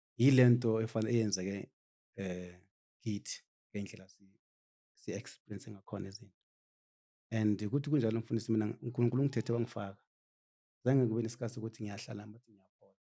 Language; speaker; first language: Zulu; non-native, local second language; South Ndebele